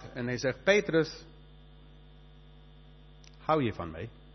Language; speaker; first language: Dutch; non-native, fluent; Spanish